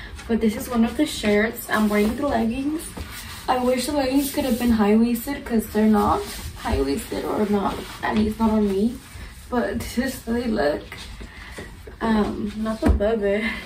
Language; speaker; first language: English; early bilingual, other home language; Spanish